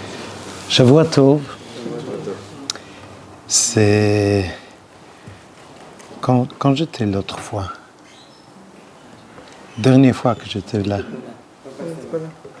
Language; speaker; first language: French; non-native, learner; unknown